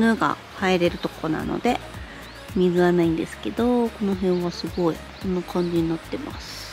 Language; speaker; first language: Japanese; native; Japanese